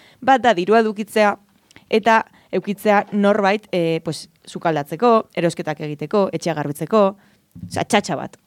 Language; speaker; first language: Basque; non-native, local second language; Spanish